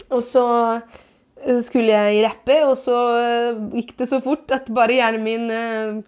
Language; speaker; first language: Norwegian; non-native, fluent; Italian